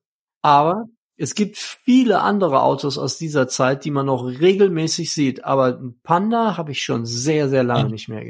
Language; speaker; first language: German; native; German